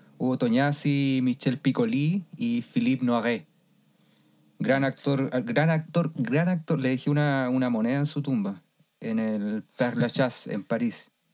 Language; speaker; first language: Spanish; native; Spanish